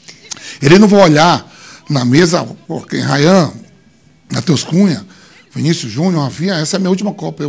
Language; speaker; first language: Portuguese; native; Portuguese